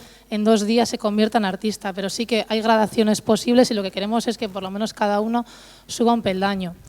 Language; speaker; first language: Spanish; native; Spanish